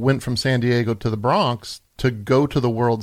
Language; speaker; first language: English; native; English